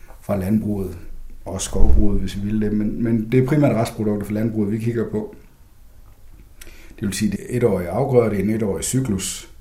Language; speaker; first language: Danish; native; Danish